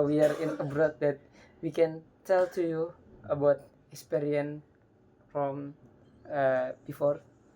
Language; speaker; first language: English; non-native, learner; Indonesian